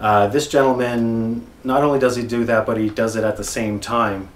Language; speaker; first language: English; native; English